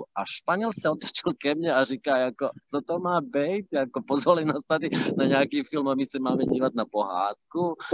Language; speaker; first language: Czech; non-native, fluent; Bosnian